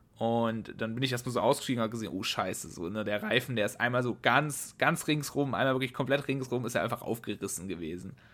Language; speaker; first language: German; native; German